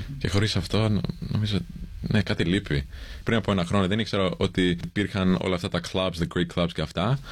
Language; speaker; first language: Greek; early bilingual, heritage; English